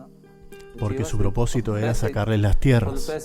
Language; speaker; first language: Spanish; native; Spanish